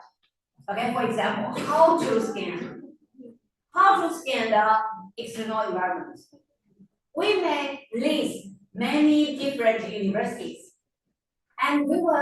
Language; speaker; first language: English; non-native, fluent; Chinese